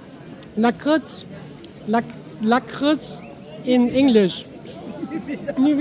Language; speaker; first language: German; native; German